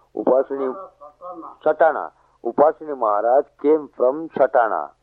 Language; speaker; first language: English; non-native, local second language; Marathi